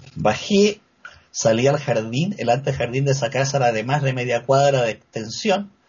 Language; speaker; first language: Spanish; native; Spanish